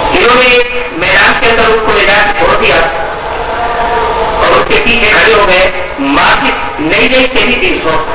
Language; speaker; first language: Urdu; non-native, local second language; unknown